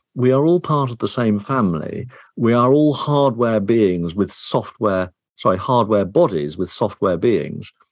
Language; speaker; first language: English; native; English